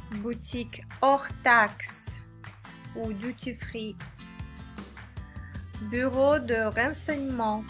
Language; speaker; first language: French; non-native, fluent; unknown